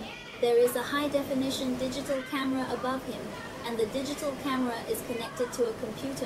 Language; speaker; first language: English; non-native, fluent; Chinese